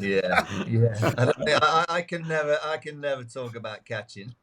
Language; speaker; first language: English; native; English